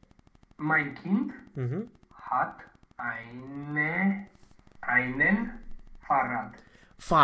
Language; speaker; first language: German; non-native, learner; Romanian